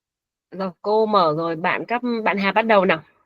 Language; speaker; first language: Vietnamese; native; Vietnamese